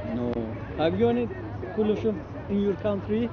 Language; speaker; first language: English; non-native, learner; Persian